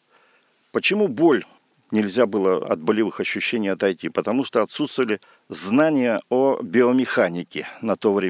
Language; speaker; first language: Russian; native; Russian